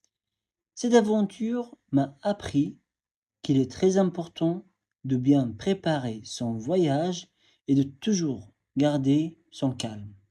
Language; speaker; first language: French; non-native, fluent; Arabic